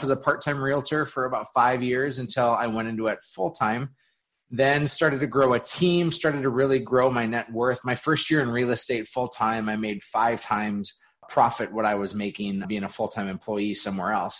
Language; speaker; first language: English; native; English